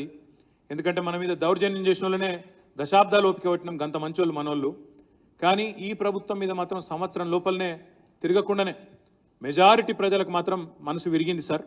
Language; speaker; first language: Telugu; native; Telugu